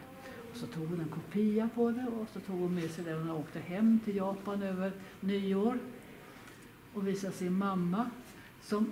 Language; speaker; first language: Swedish; native; Swedish